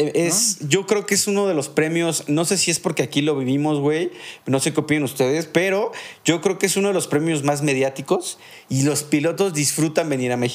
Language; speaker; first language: Spanish; native; Spanish